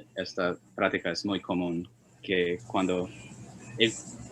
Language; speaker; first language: Spanish; non-native, fluent; Chinese